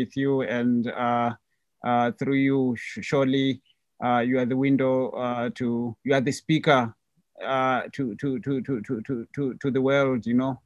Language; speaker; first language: English; non-native, local second language; Tswana